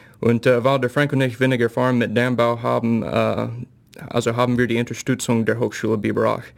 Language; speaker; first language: German; non-native, fluent; English